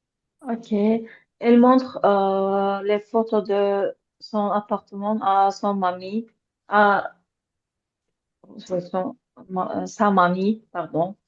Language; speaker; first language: French; non-native, learner; Azerbaijani